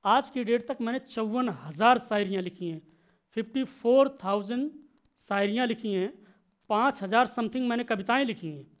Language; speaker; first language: Hindi; native; Hindi